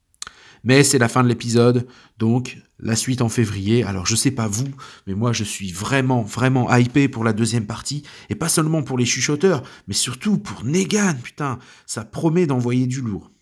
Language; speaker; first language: French; native; French